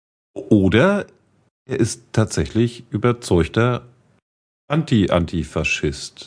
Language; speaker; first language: German; native; German